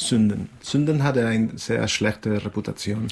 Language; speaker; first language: German; non-native, learner; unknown